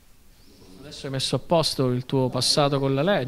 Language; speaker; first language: Italian; native; Italian